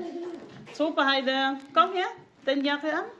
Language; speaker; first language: German; non-native, learner; Filipino